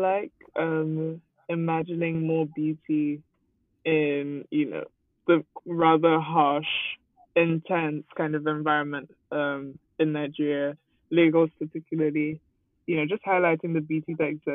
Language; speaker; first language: English; non-native, local second language; Yoruba